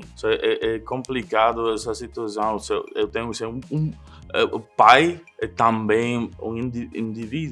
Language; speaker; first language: Portuguese; non-native, learner; Spanish